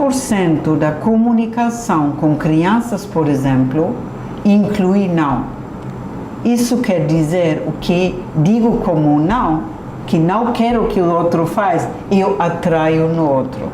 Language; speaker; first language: Portuguese; non-native, fluent; German